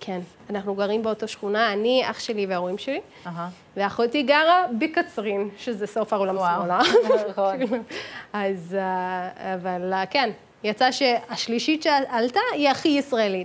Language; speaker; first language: Hebrew; non-native, fluent; English